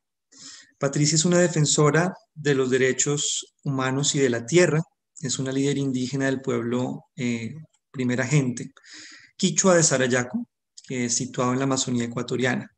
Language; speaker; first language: Spanish; native; Spanish